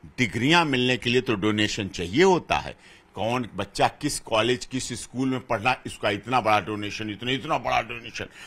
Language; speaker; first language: Hindi; native; Hindi